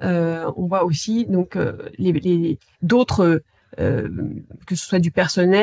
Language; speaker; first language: French; native; French